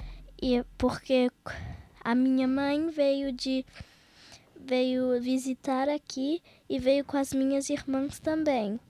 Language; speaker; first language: Portuguese; early bilingual, heritage; Portuguese